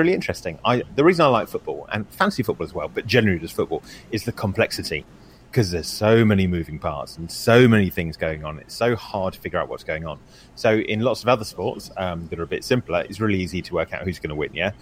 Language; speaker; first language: English; native; English